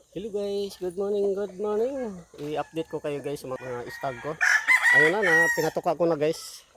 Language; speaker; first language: Filipino; native; Filipino